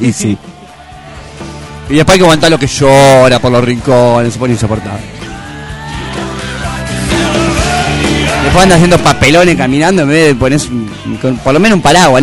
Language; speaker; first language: Spanish; native; Spanish